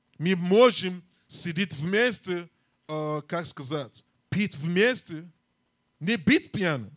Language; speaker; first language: Russian; non-native, learner; English